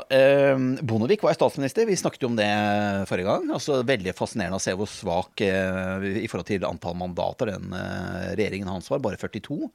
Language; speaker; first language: Norwegian; native; Norwegian